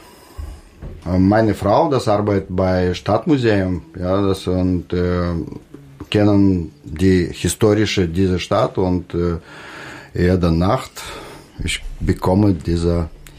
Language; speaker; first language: German; non-native, learner; Russian